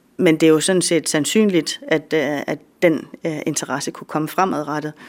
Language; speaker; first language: Danish; native; Danish